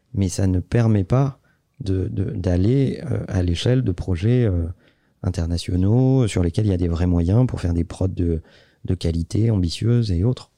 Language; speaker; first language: French; native; French